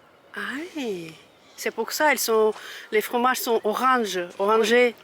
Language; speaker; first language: French; non-native, fluent; Russian